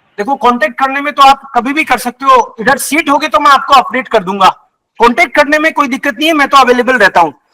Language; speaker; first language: Hindi; native; Hindi